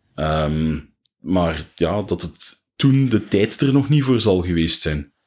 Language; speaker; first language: Dutch; native; Dutch